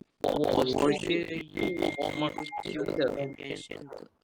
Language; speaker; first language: Chinese; non-native, learner; Malay